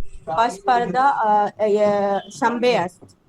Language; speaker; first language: Persian; non-native, learner; Urdu